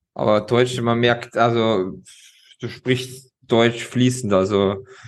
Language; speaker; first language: German; native; German